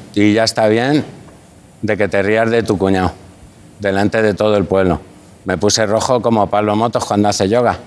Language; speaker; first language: Spanish; native; Spanish